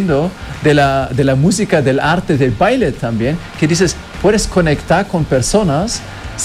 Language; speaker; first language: Spanish; non-native, fluent; German